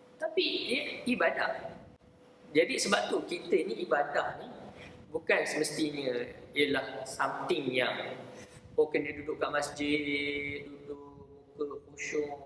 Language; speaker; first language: Malay; native; Malay